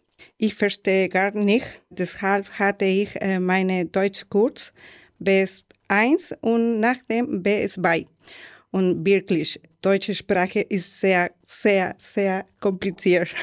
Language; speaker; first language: German; non-native, learner; Spanish